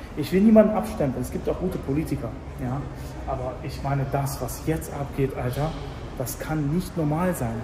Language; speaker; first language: German; early bilingual, other home language; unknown